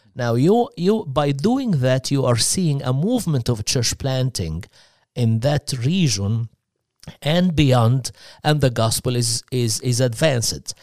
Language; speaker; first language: English; non-native, fluent; Arabic